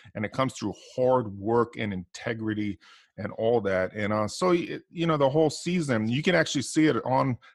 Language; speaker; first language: English; native; English